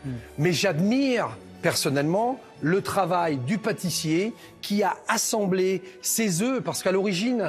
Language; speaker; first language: French; native; French